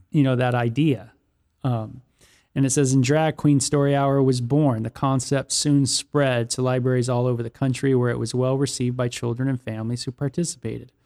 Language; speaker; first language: English; native; English